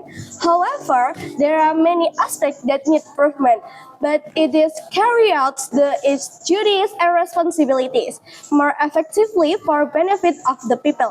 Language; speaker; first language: English; non-native, learner; Indonesian